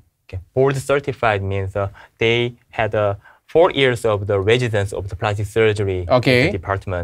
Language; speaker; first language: English; non-native, learner; Korean